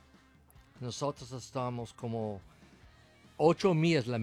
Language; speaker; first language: Spanish; non-native, learner; English